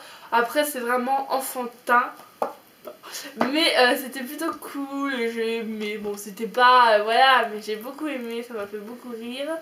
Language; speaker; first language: French; native; French